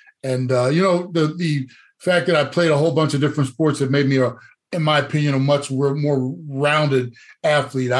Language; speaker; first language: English; native; English